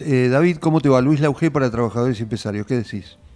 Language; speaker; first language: Spanish; native; Spanish